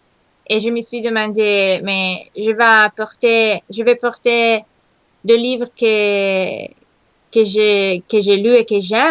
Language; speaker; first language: French; non-native, learner; Italian